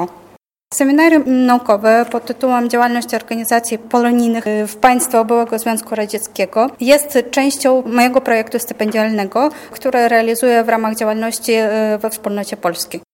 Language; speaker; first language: Polish; early bilingual, heritage; Polish